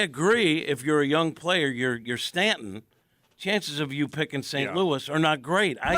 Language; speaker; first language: English; native; English